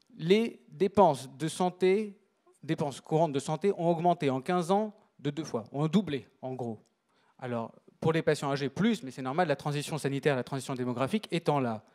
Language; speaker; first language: French; native; French